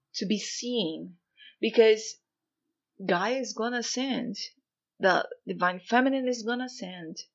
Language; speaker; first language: English; non-native, fluent; Portuguese